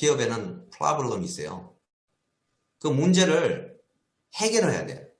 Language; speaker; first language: Korean; native; Korean